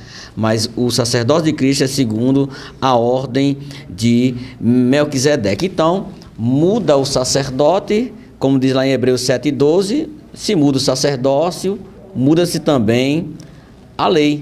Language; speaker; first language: Portuguese; native; Portuguese